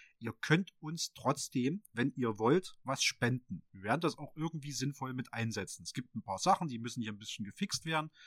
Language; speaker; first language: German; native; German